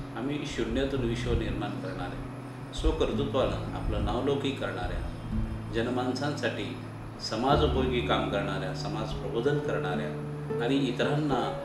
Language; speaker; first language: Marathi; native; Marathi